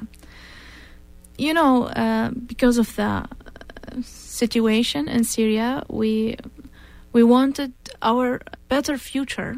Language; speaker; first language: English; non-native, fluent; Arabic